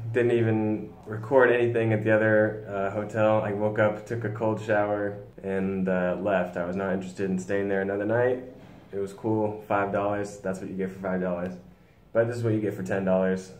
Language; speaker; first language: English; native; English